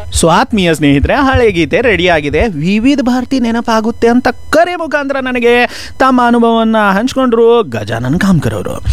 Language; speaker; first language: Kannada; non-native, local second language; Marathi